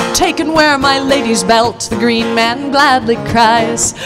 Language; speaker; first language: English; native; English